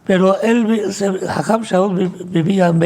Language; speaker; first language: Spanish; non-native, fluent; Arabic